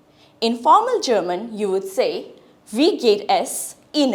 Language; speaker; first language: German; non-native, fluent; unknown